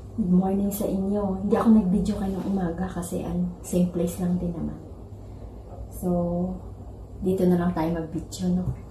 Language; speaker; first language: Filipino; non-native, local second language; Cebuano